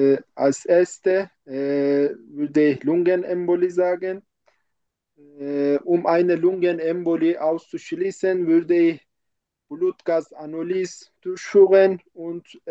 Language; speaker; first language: German; non-native, fluent; Turkish